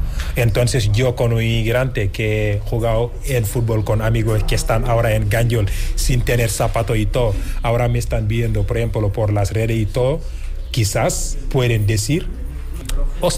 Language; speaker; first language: Spanish; non-native, fluent; Wolof